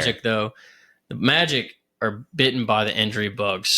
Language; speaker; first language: English; native; English